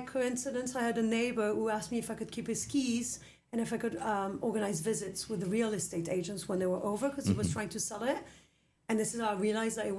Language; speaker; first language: English; native; English